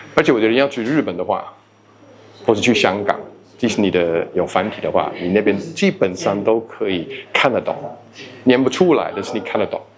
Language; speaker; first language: Chinese; non-native, fluent; English